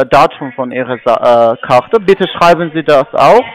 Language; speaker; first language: German; non-native, learner; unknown